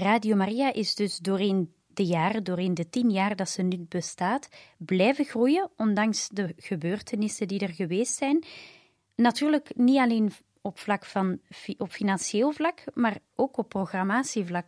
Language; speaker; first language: Dutch; native; Dutch